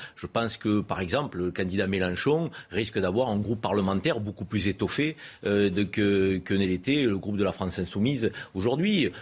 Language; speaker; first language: French; native; French